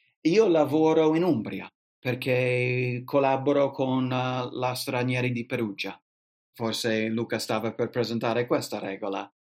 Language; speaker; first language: Italian; non-native, fluent; English